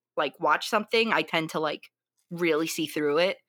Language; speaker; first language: English; early bilingual, other home language; Italian